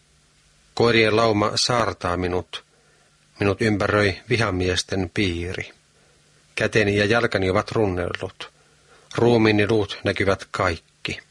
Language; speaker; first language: Finnish; native; Finnish